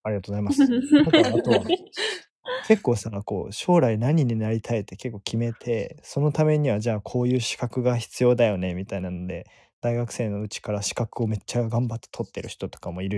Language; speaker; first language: Japanese; native; Japanese